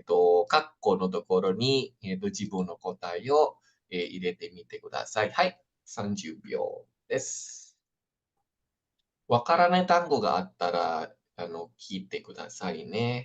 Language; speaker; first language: Japanese; non-native, fluent; Indonesian